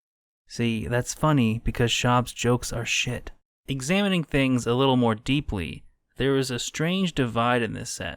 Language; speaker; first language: English; native; English